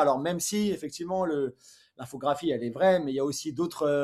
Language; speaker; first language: French; native; French